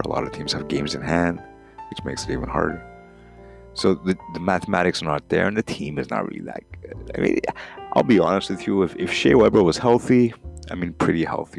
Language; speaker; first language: English; native; English